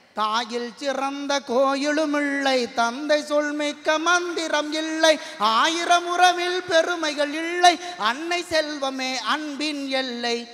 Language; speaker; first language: Tamil; native; Tamil